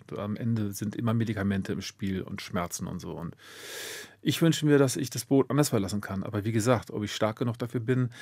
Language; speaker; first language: German; native; German